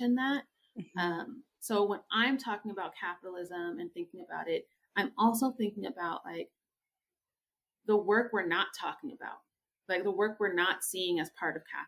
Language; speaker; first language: English; native; English